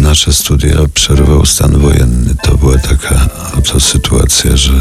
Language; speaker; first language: Polish; native; Polish